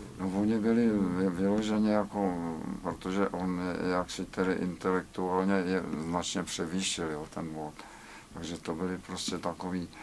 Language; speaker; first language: Czech; native; Czech